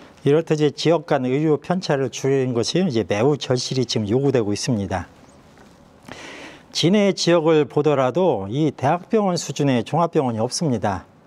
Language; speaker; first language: Korean; native; Korean